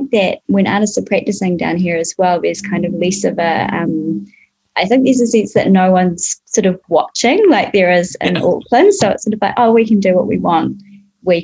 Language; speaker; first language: English; native; English